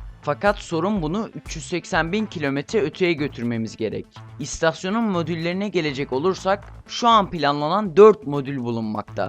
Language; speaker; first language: Turkish; native; Turkish